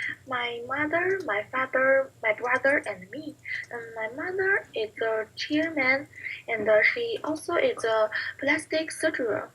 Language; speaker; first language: English; non-native, learner; Chinese